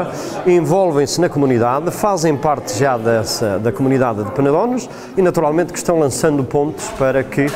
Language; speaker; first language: Portuguese; native; Portuguese